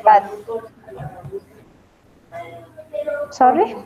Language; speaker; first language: English; non-native, learner; Spanish